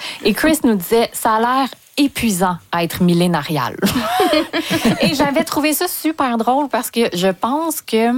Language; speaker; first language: French; native; French